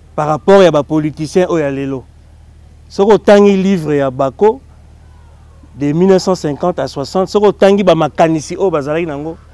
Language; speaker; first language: Lingala; non-native, local second language; Kongo